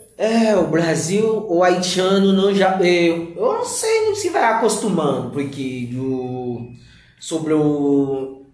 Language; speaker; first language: Portuguese; non-native, learner; Haitian Creole